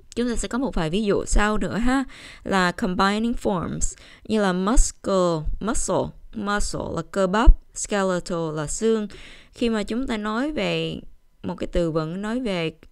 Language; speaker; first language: Vietnamese; early bilingual, heritage; Vietnamese